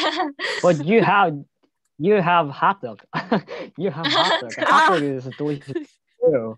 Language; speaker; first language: English; non-native, learner; Korean